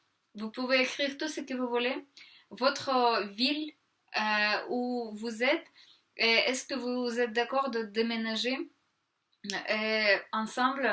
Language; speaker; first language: French; non-native, fluent; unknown